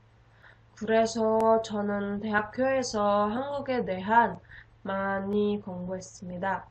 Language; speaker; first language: Korean; non-native, learner; Indonesian